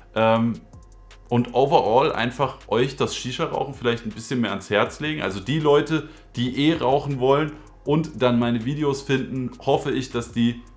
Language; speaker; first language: German; native; German